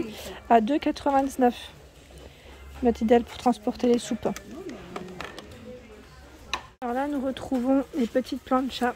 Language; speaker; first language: French; native; French